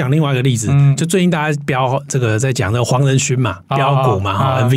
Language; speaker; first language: Chinese; native; Chinese